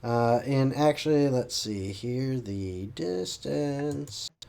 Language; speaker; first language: English; native; English